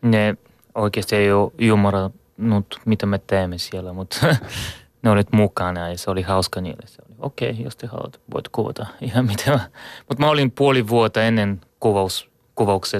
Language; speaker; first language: Finnish; non-native, learner; Bulgarian